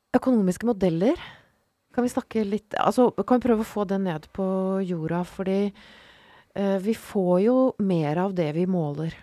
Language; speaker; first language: Norwegian; native; Norwegian